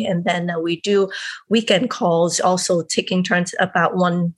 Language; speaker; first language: English; non-native, local second language; Cantonese